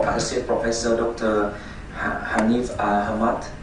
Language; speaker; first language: English; non-native, fluent; Vietnamese